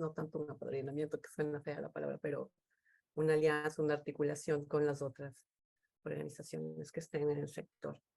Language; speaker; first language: Spanish; native; Spanish